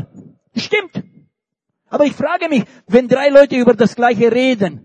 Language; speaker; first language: German; non-native, fluent; Romanian